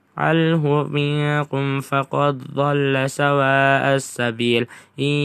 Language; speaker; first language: Arabic; non-native, learner; Indonesian